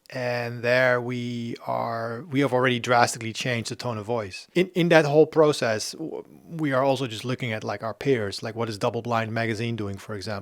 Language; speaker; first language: English; non-native, fluent; Dutch